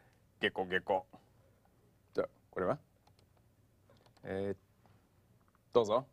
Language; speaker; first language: Japanese; non-native, fluent; English